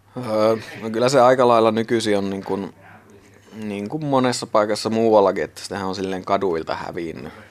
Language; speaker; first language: Finnish; native; Finnish